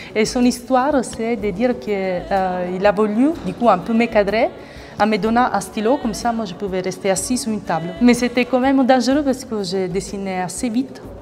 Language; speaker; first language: French; non-native, fluent; Italian